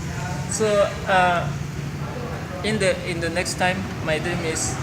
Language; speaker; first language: English; non-native, learner; Indonesian